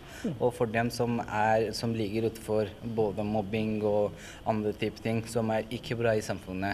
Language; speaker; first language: Norwegian; non-native, fluent; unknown